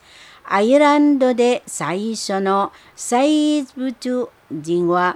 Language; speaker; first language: Japanese; non-native, fluent; Indonesian